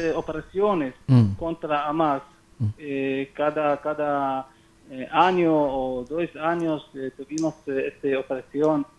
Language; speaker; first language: Spanish; non-native, learner; Hebrew